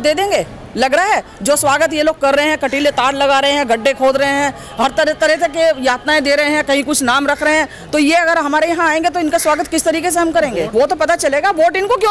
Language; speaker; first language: Hindi; native; Hindi